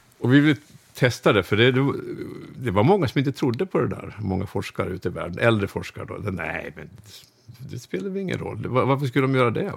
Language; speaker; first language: Swedish; native; Swedish